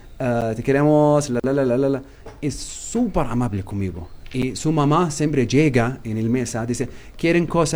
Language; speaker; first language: Spanish; non-native, learner; Arabic